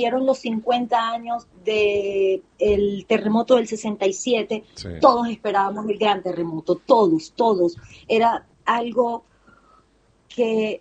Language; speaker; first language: Spanish; native; Spanish